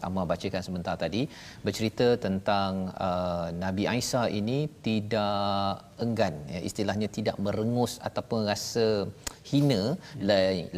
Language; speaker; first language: Malay; native; Malay